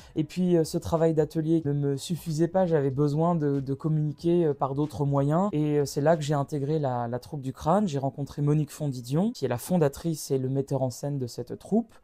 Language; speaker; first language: French; native; French